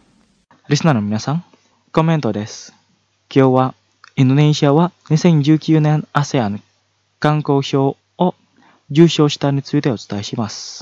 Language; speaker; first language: Japanese; non-native, fluent; Indonesian